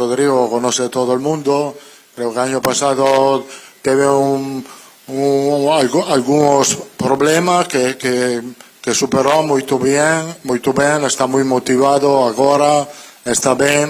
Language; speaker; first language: Spanish; non-native, fluent; Italian